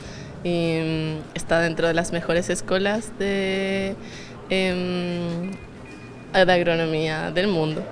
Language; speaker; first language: Portuguese; non-native, learner; Spanish